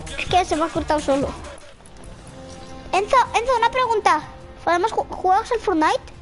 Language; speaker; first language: Spanish; native; Spanish